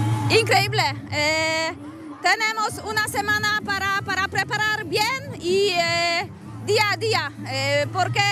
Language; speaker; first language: Spanish; non-native, learner; Polish